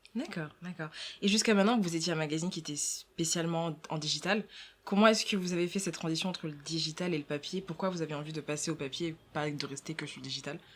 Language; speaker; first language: French; native; French